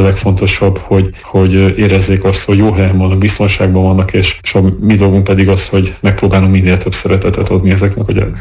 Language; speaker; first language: Hungarian; native; Hungarian